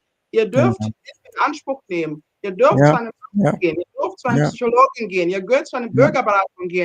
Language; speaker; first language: German; non-native, fluent; Ganda